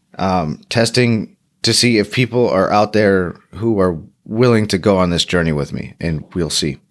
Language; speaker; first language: English; native; English